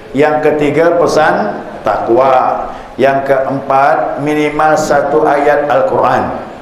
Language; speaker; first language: Malay; native; Malay